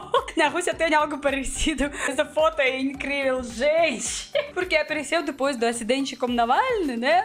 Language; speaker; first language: Portuguese; non-native, learner; Russian